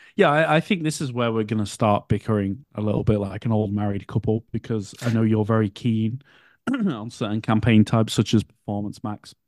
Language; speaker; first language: English; native; English